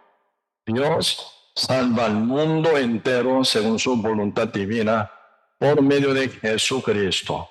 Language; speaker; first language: Spanish; non-native, learner; Korean